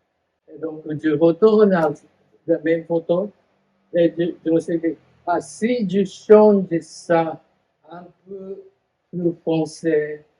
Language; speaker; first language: French; non-native, fluent; Japanese